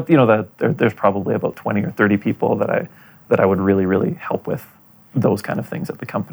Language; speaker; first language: English; native; English